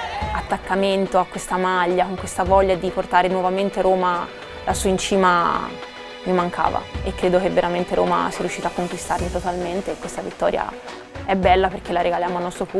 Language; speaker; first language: Italian; native; Italian